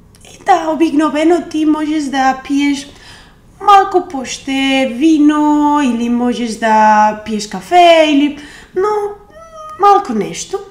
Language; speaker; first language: Bulgarian; non-native, learner; Spanish